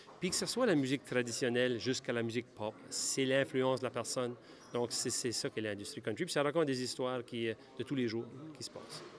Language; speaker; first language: French; native; French